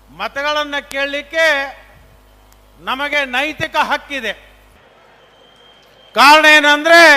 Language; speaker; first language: Kannada; native; Kannada